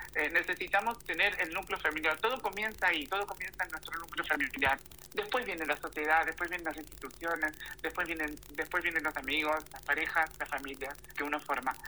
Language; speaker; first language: Spanish; native; Spanish